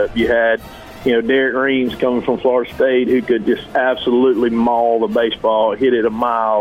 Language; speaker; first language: English; native; English